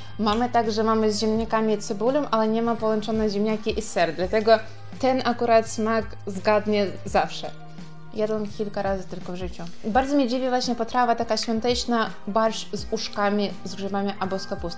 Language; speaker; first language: Polish; non-native, fluent; Russian